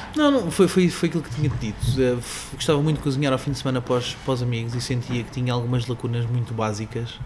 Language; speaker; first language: Portuguese; native; Portuguese